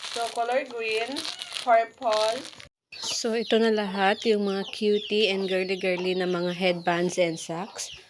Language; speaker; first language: Filipino; native; Filipino